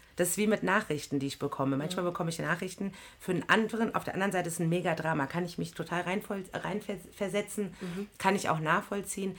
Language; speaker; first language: German; native; German